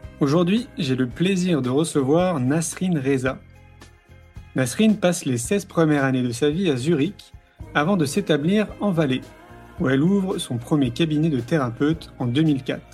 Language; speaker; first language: French; native; French